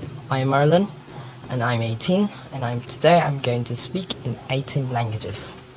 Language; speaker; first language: English; non-native, local second language; Filipino